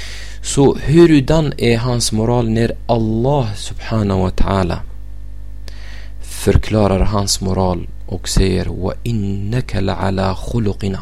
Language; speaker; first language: Swedish; non-native, fluent; Arabic